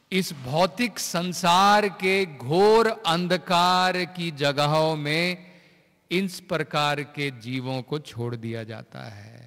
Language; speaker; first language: Hindi; native; Hindi